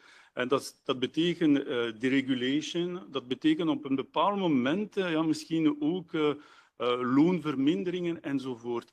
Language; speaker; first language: Dutch; non-native, local second language; French